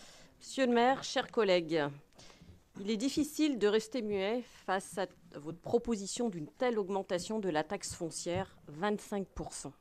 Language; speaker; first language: French; native; French